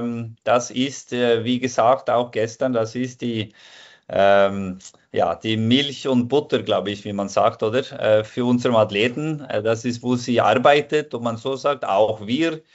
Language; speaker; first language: German; non-native, fluent; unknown